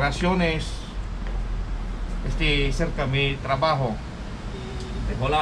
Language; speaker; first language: Spanish; non-native, learner; Filipino